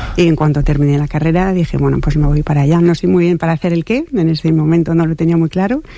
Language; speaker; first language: Spanish; non-native, fluent; French